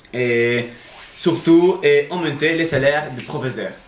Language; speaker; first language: French; non-native, learner; Spanish